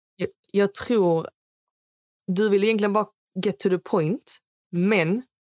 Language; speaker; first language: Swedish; non-native, fluent; Arabic